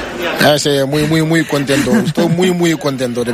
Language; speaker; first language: Spanish; non-native, learner; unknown